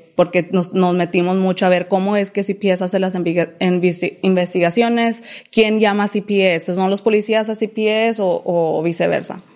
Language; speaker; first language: Spanish; early bilingual, heritage; English